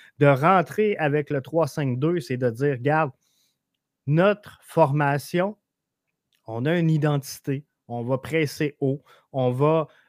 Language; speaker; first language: French; native; French